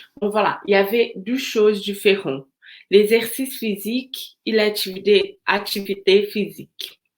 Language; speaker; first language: French; non-native, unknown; Portuguese